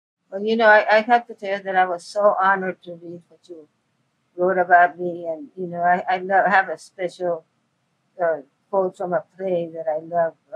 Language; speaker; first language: English; early bilingual, other home language; Spanish